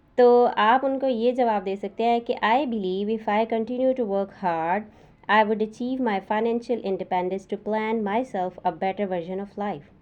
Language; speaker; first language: Urdu; native; Urdu